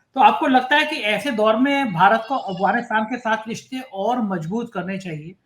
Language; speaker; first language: Hindi; native; Hindi